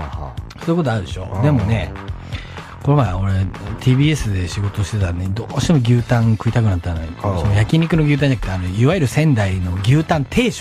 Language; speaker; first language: Japanese; native; Japanese